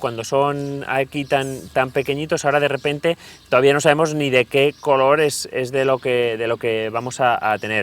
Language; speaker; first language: Spanish; native; Spanish